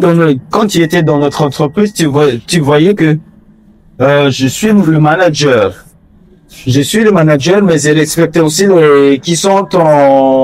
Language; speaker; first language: French; non-native, fluent; Chinese